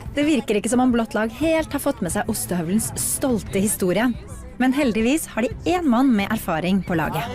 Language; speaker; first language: Norwegian; native; Norwegian